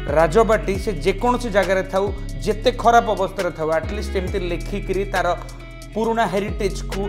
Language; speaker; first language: Hindi; non-native, local second language; Odia